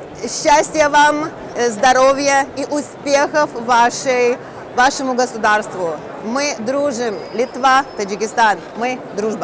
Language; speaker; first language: Russian; non-native, fluent; Lithuanian